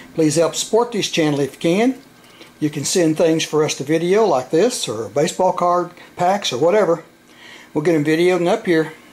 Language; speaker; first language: English; native; English